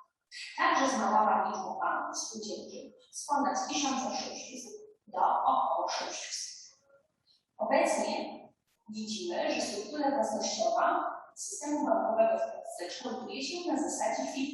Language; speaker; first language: Polish; native; Polish